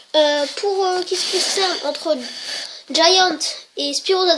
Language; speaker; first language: French; native; French